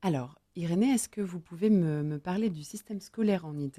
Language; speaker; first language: French; native; French